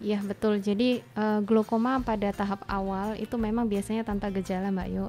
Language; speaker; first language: Indonesian; native; Indonesian